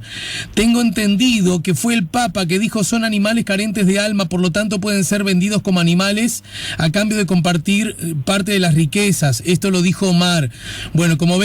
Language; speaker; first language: Spanish; native; Spanish